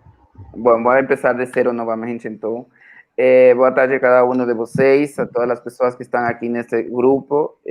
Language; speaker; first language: Portuguese; non-native, fluent; Spanish